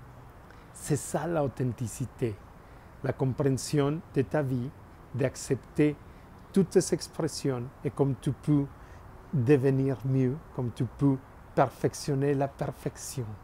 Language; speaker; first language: French; non-native, learner; Spanish